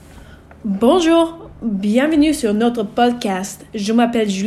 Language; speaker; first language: French; non-native, learner; English